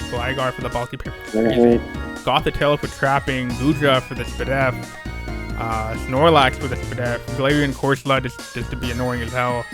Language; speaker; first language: English; native; English